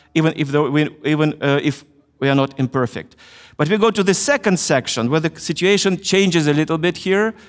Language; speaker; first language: English; non-native, fluent; Russian